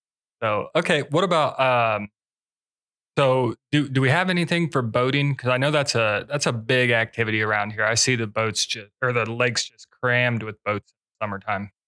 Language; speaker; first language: English; native; English